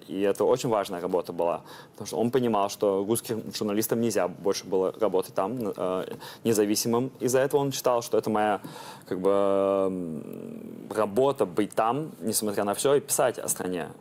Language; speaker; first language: Russian; early bilingual, heritage; Russian